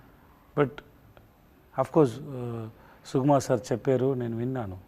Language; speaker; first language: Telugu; non-native, learner; Tamil